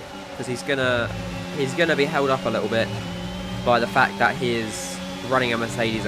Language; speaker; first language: English; native; English